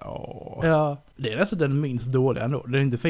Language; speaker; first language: Swedish; native; Swedish